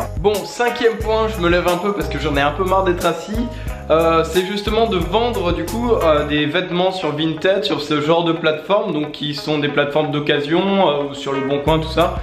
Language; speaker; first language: French; native; French